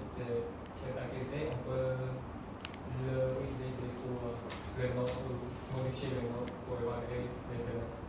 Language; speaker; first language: French; non-native, learner; Khmer